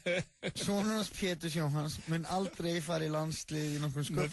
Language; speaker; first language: Icelandic; native; Icelandic